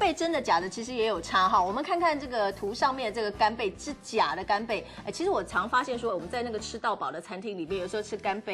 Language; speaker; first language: Chinese; native; Chinese